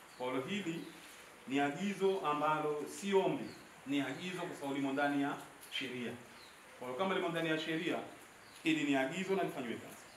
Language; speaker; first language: Swahili; native; Swahili